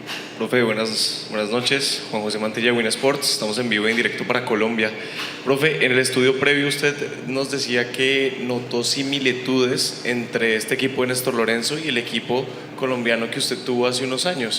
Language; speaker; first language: Spanish; native; Spanish